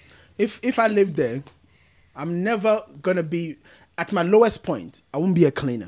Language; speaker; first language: English; non-native, local second language; Akan